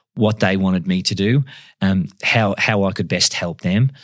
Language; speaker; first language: English; non-native, local second language; Irish